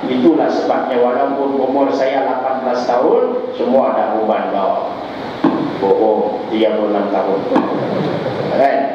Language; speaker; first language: Malay; non-native, local second language; Tamil